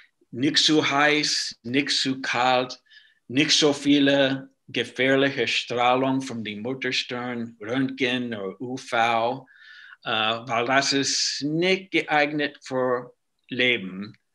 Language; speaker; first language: German; non-native, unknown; English